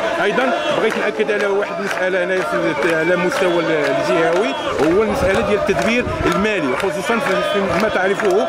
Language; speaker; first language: Arabic; native; Arabic